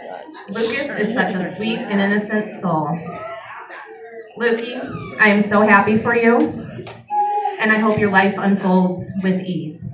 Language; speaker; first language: English; native; English